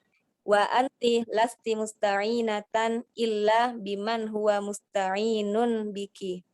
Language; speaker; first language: Arabic; non-native, learner; Indonesian